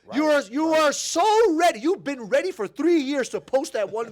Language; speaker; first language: English; native; English